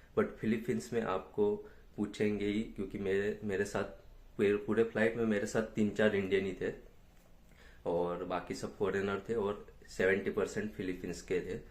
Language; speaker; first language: Hindi; non-native, local second language; Gujarati